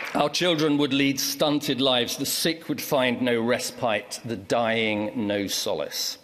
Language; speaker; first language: English; native; English